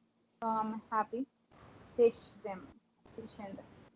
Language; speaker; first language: English; non-native, learner; Spanish